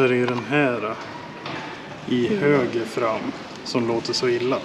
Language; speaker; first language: Swedish; native; Swedish